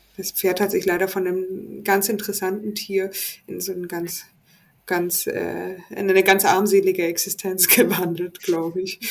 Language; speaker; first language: German; native; German